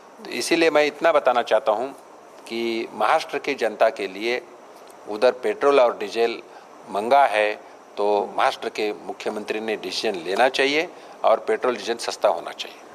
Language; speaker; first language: Hindi; non-native, local second language; Marathi